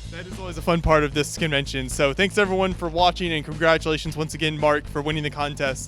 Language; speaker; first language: English; native; English